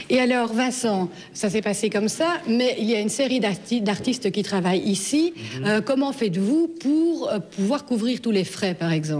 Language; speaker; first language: French; native; French